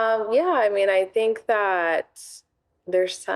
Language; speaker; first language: English; native; English